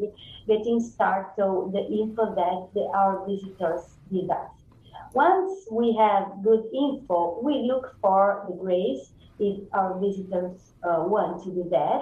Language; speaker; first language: English; non-native, fluent; Italian